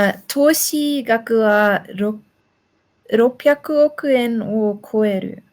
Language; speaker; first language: Japanese; non-native, learner; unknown